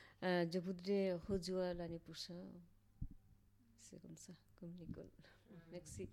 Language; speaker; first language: French; non-native, learner; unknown